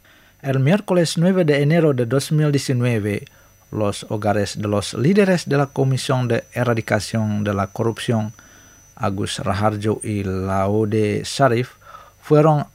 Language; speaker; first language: Spanish; non-native, fluent; Indonesian